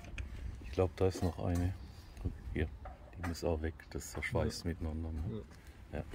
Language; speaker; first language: German; native; German